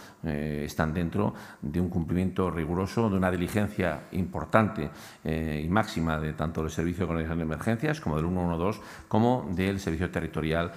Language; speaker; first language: Spanish; native; Spanish